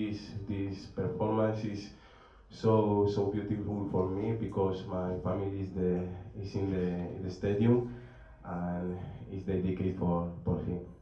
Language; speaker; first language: English; non-native, learner; Spanish